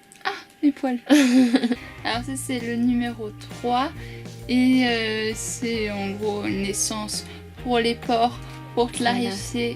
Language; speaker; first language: French; native; French